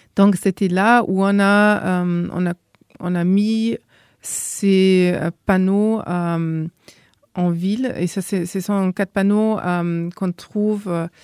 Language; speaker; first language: French; non-native, fluent; German